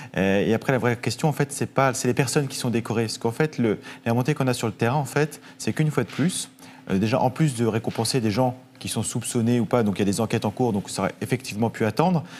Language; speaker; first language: French; native; French